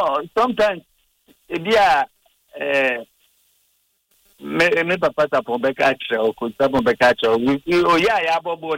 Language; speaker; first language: English; non-native, local second language; Akan